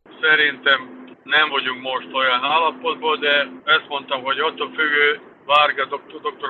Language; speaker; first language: Hungarian; non-native, fluent; Serbian